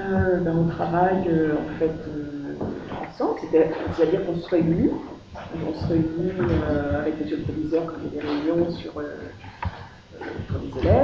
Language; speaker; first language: French; native; French